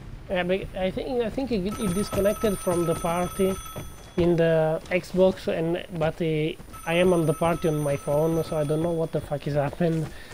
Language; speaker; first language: English; non-native, fluent; Italian